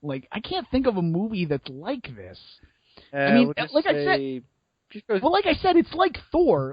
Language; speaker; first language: English; native; English